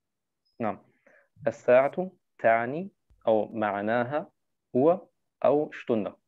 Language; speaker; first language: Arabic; non-native, fluent; German